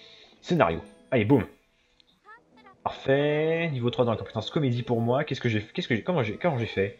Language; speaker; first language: French; native; French